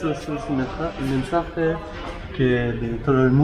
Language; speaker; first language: Spanish; non-native, learner; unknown